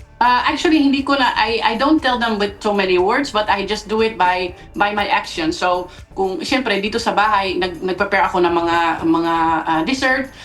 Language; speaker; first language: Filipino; non-native, fluent; Dutch